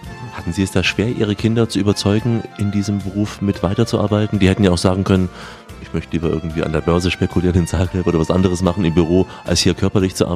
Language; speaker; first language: German; native; German